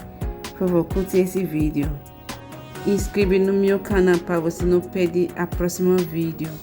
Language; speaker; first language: Portuguese; non-native, learner; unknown